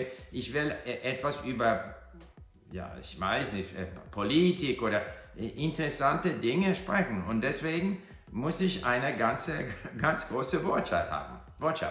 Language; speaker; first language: German; non-native, learner; English